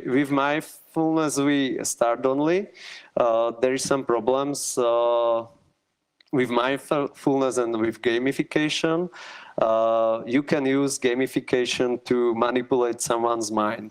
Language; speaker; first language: English; non-native, learner; Slovak